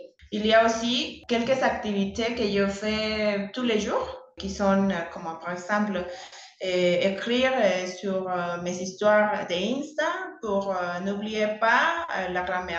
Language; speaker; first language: French; non-native, learner; Spanish